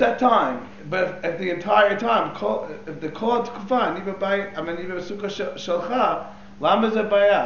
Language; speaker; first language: Hebrew; non-native, fluent; English